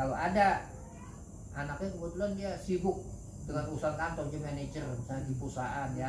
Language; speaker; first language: Indonesian; native; Indonesian